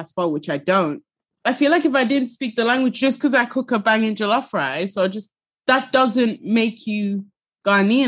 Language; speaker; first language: English; early bilingual, other home language; Ga